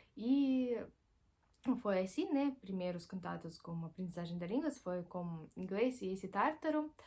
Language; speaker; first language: Portuguese; non-native, fluent; Russian